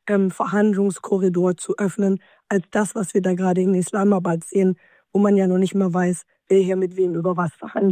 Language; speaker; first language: German; native; German